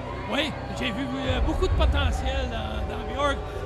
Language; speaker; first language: French; native; French